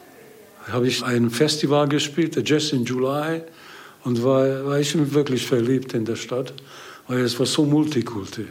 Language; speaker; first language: German; non-native, learner; Hungarian